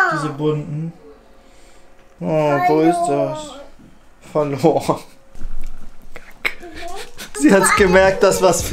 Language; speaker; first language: German; native; German